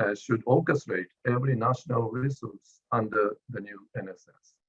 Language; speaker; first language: English; non-native, fluent; Japanese